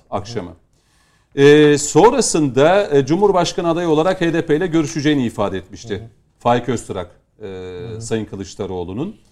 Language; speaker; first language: Turkish; native; Turkish